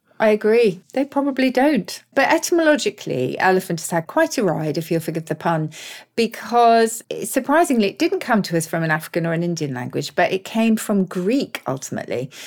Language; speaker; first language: English; native; English